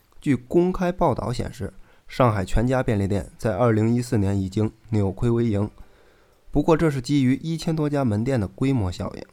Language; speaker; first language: Chinese; native; Chinese